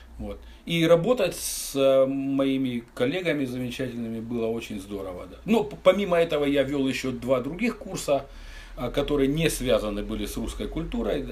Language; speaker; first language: Russian; native; Russian